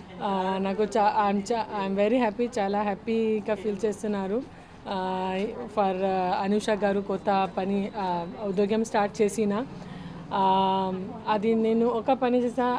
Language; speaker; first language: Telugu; non-native, local second language; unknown